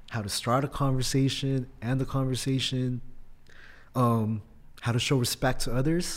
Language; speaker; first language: English; early bilingual, other home language; Filipino